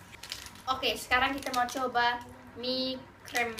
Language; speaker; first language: Indonesian; non-native, fluent; English